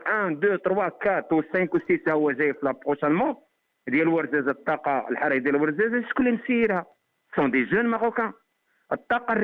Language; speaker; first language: Arabic; native; Arabic